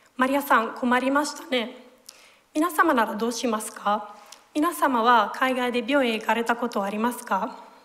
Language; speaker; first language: Japanese; non-native, fluent; Italian